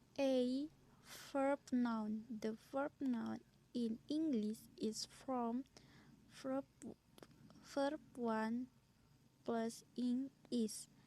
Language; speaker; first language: English; non-native, learner; Indonesian